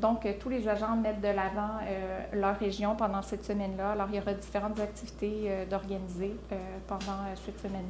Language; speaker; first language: French; native; French